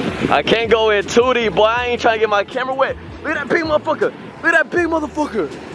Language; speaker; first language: English; early bilingual, other home language; Spanish